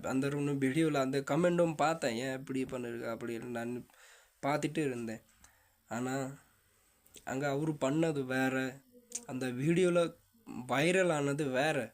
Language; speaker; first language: Tamil; non-native, fluent; Nepali